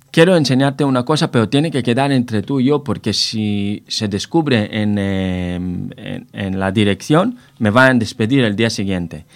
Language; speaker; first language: Spanish; non-native, fluent; Hebrew